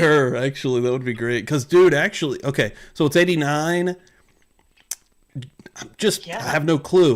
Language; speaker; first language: English; native; English